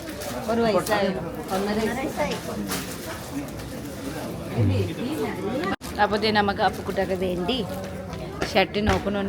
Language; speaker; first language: Malayalam; non-native, learner; Nepali